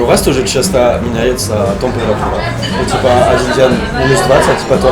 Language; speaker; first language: Russian; non-native, learner; French